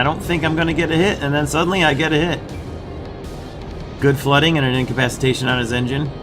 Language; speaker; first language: English; native; English